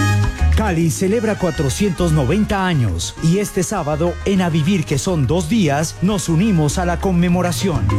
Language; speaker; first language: Spanish; native; Spanish